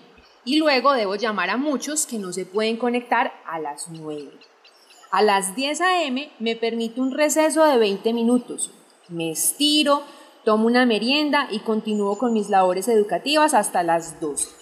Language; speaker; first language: Spanish; native; Spanish